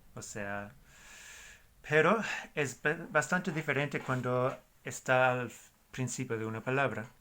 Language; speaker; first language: Spanish; non-native, fluent; English